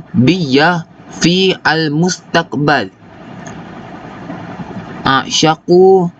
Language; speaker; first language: Arabic; non-native, learner; Malay